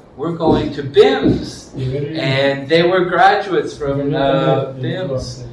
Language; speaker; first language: English; native; English